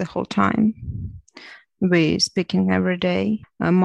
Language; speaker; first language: English; non-native, learner; Ukrainian